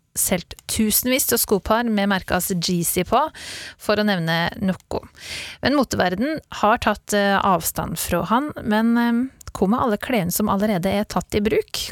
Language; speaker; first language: Norwegian; native; Norwegian